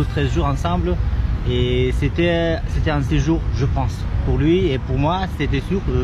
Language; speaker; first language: French; non-native, fluent; Kyrgyz